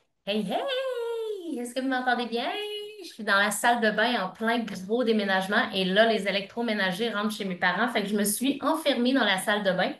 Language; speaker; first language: French; native; French